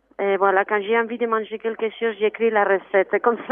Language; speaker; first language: French; non-native, fluent; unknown